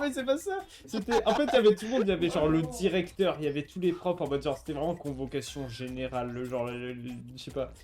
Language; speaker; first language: French; native; French